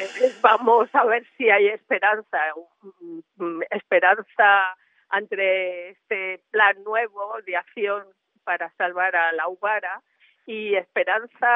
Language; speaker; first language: Spanish; native; Spanish